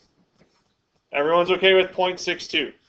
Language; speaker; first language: English; native; English